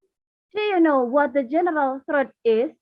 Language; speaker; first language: English; non-native, learner; Indonesian